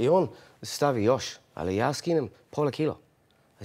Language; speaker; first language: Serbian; non-native, learner; English